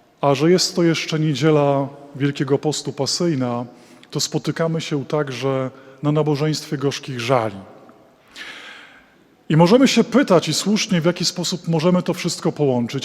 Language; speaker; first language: Polish; native; Polish